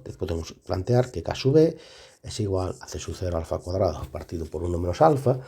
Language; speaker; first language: Spanish; native; Spanish